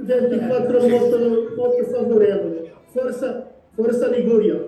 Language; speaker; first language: Italian; early bilingual, heritage; Spanish